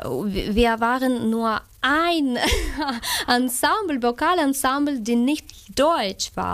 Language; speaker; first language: German; non-native, learner; Ukrainian